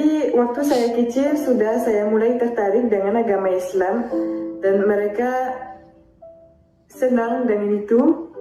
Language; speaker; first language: Indonesian; non-native, fluent; French